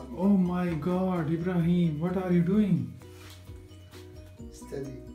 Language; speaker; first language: English; non-native, learner; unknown